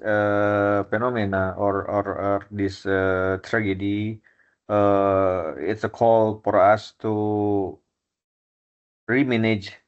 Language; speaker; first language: English; non-native, fluent; Indonesian